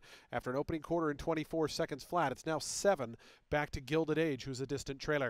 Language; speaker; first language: English; native; English